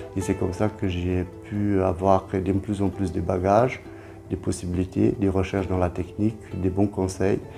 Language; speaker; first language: French; non-native, fluent; Romanian